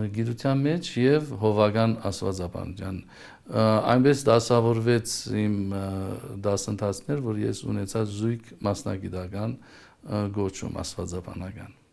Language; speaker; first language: Armenian; early bilingual, heritage; Armenian